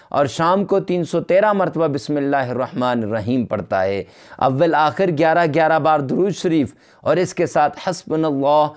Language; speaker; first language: Urdu; native; Urdu